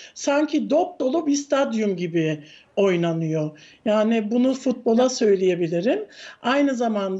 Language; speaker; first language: Turkish; early bilingual, heritage; Turkish